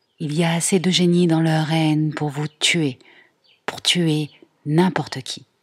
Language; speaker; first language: French; native; French